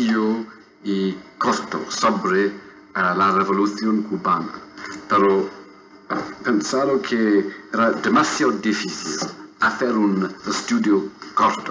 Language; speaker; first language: Spanish; non-native, fluent; English